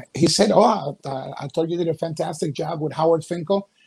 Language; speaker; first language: English; early bilingual, other home language; Spanish